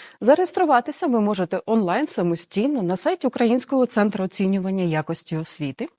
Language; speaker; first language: Ukrainian; native; Ukrainian